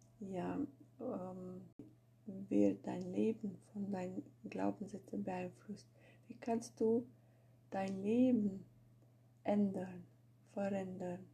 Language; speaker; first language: German; non-native, fluent; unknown